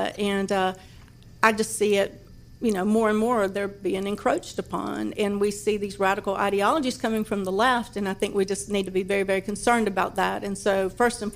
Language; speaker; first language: English; native; English